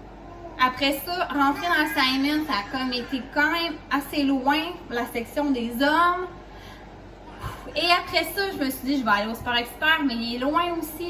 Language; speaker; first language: French; native; French